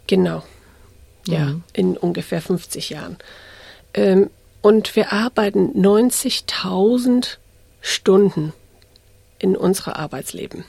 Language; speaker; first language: German; early bilingual, heritage; English